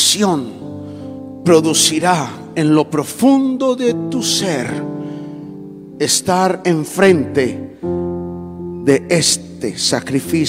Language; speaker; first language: English; non-native, fluent; Spanish